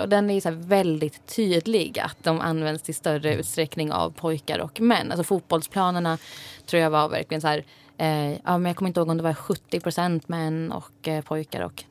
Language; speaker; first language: Swedish; native; Swedish